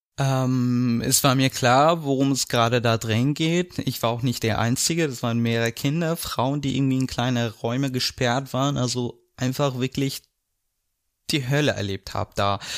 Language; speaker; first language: German; non-native, fluent; Kurdish